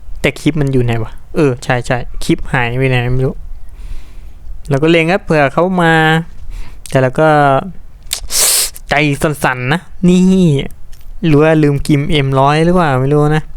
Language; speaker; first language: Thai; native; Thai